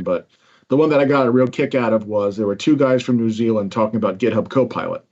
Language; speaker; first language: English; native; English